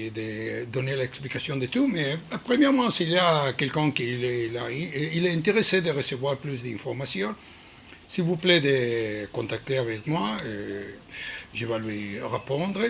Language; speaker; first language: French; non-native, learner; Hebrew